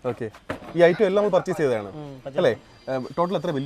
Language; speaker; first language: Malayalam; native; Malayalam